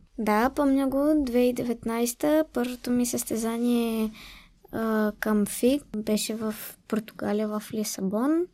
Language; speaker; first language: Bulgarian; early bilingual, heritage; Bulgarian